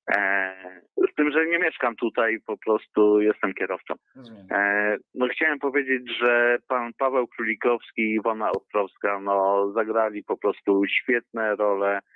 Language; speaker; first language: Polish; native; Polish